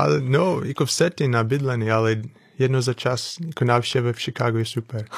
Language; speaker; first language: Czech; non-native, fluent; English